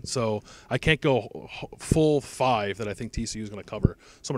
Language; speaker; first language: English; native; English